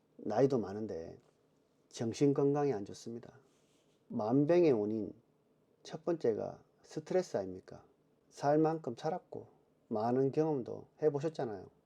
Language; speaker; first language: Korean; native; Korean